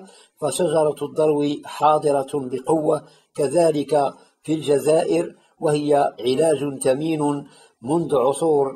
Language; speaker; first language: Arabic; native; Arabic